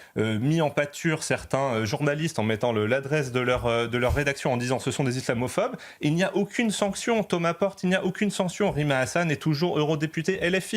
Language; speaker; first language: French; native; French